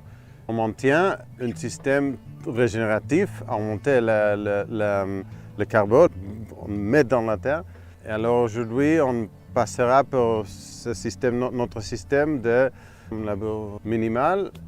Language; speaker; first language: French; non-native, fluent; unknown